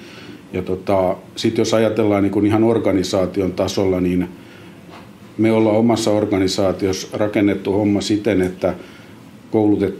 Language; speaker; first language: Finnish; native; Finnish